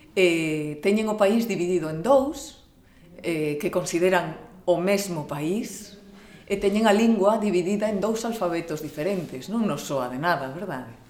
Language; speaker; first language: Galician; native; Galician